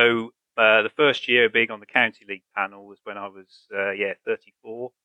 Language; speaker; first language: English; native; English